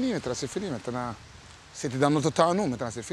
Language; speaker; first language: French; non-native, local second language; Fula